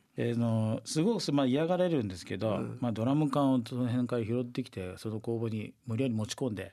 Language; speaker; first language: Japanese; native; Japanese